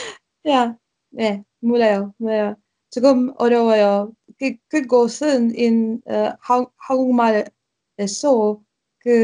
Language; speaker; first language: Korean; non-native, learner; Ukrainian